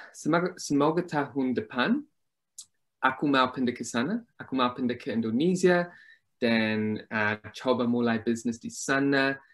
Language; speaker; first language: Indonesian; non-native, learner; English